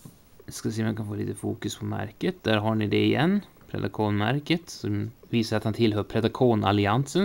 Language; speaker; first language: Swedish; native; Swedish